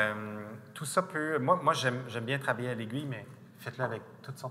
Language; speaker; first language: French; native; French